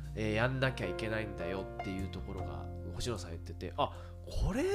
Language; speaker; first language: Japanese; native; Japanese